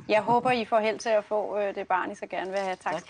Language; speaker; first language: Danish; native; Danish